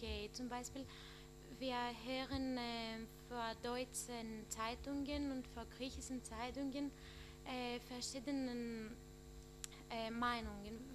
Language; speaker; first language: German; non-native, learner; Greek